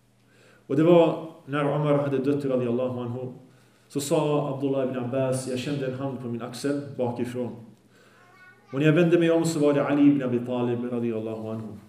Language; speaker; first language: Swedish; early bilingual, other home language; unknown